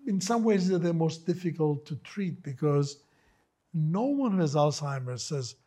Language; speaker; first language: English; non-native, fluent; Greek